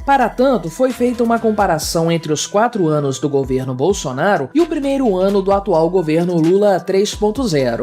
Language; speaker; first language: Portuguese; native; Portuguese